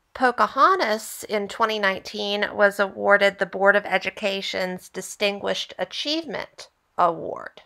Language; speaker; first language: English; native; English